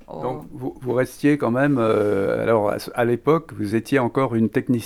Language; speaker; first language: French; native; French